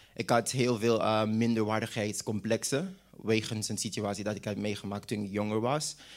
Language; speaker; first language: Dutch; non-native, local second language; English